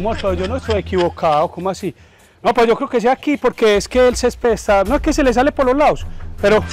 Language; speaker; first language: Spanish; native; Spanish